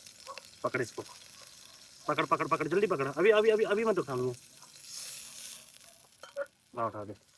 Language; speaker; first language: Hindi; non-native, local second language; Punjabi